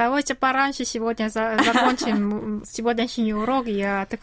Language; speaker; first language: Russian; non-native, fluent; Korean